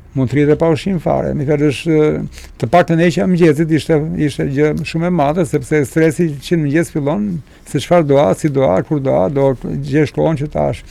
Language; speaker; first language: Albanian; native; Albanian